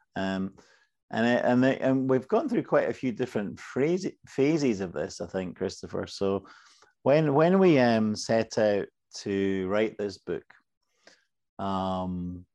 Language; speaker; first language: English; native; English